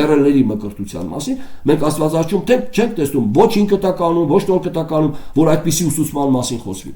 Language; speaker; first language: Armenian; native; Armenian